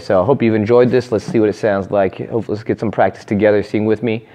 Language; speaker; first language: English; native; English